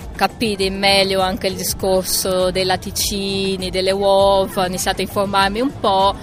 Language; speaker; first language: Italian; non-native, fluent; Portuguese